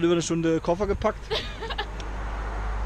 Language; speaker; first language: German; native; German